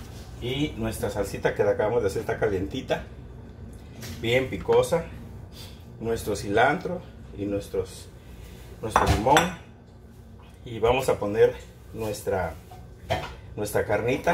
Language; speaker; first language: Spanish; native; Spanish